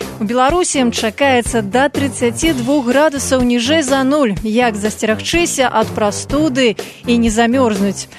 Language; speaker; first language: Belarusian; native; Belarusian